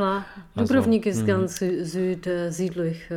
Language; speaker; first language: German; non-native, fluent; Czech